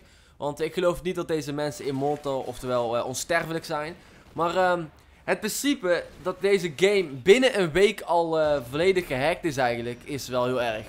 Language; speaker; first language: Dutch; native; Dutch